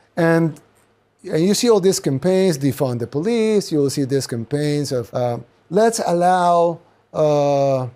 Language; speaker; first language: English; non-native, fluent; Spanish